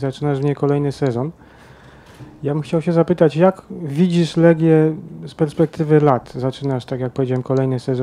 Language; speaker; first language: Polish; native; Polish